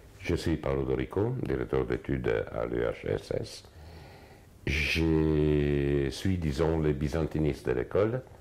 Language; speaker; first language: French; non-native, fluent; Italian